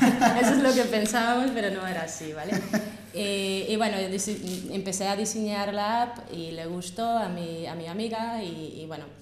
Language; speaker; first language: Spanish; non-native, fluent; Russian